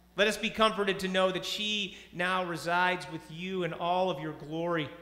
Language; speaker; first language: English; native; English